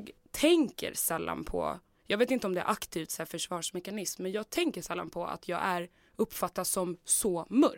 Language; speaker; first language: Swedish; native; Swedish